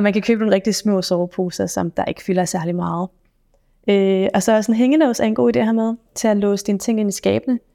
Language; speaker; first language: Danish; native; Danish